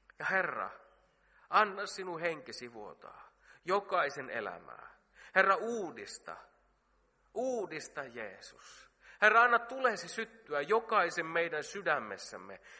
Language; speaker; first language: Finnish; native; Finnish